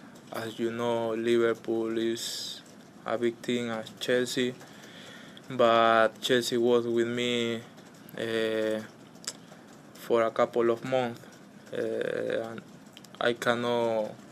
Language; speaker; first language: English; non-native, learner; Spanish